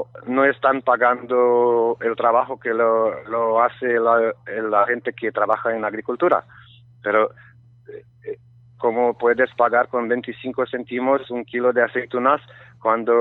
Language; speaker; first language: Spanish; non-native, learner; Romanian